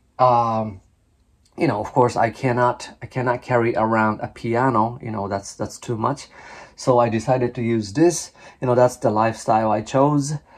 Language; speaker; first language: English; non-native, fluent; Japanese